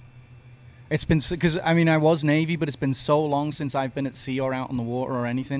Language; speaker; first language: English; native; English